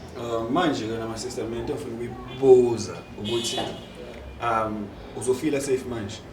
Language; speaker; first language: Zulu; native; Zulu